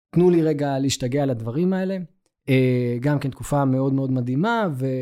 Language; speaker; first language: Hebrew; native; Hebrew